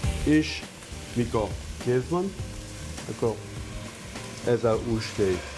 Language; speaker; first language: Hungarian; non-native, learner; French